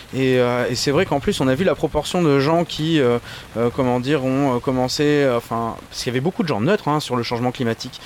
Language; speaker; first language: French; native; French